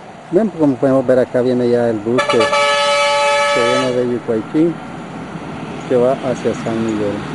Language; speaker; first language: Spanish; native; Spanish